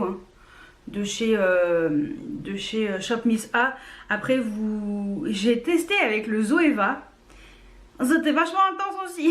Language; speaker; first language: French; native; French